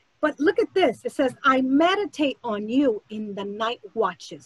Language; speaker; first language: English; early bilingual, other home language; Spanish